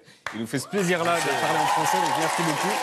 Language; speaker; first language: French; native; French